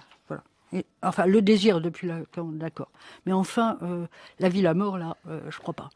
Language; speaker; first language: French; native; French